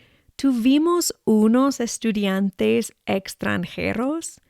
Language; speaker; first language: Spanish; non-native, fluent; English